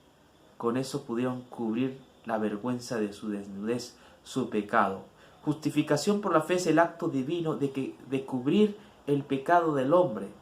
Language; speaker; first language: Spanish; native; Spanish